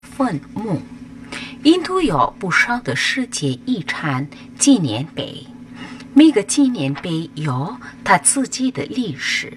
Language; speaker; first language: Chinese; non-native, learner; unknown